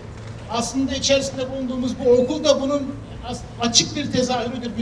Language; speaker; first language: Turkish; native; Turkish